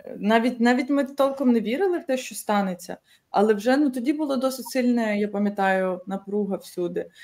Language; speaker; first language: Ukrainian; native; Ukrainian